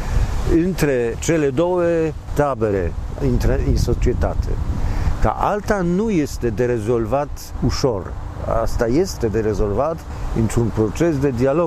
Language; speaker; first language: Romanian; non-native, fluent; Polish